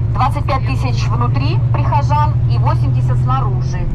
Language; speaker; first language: Russian; native; Russian